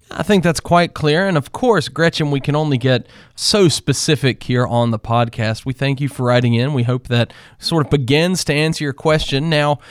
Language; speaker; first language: English; native; English